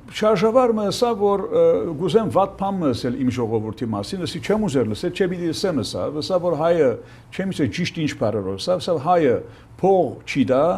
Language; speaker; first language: Armenian; early bilingual, heritage; Armenian